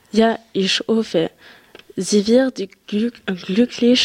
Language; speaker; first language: German; non-native, learner; French